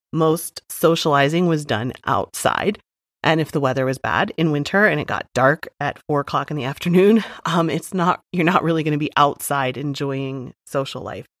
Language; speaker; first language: English; native; English